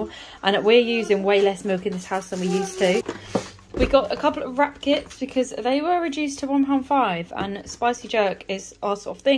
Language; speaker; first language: English; native; English